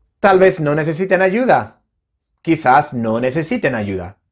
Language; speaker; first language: Spanish; non-native, fluent; English